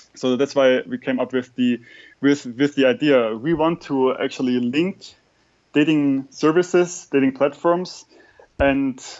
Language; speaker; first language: English; non-native, fluent; German